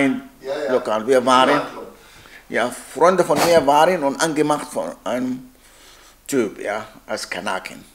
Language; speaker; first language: German; non-native, learner; Arabic